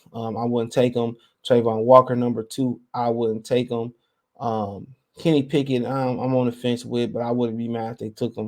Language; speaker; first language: English; native; English